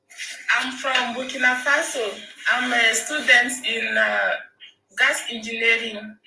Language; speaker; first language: English; non-native, learner; French